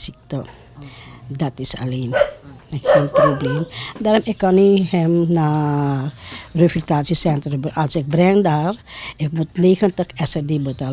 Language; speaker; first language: Dutch; non-native, local second language; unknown